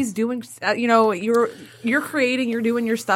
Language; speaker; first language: English; native; English